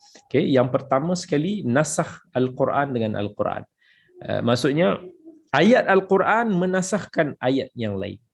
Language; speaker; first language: Malay; native; Malay